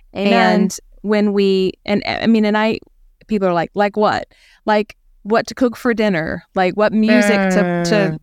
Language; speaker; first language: English; native; English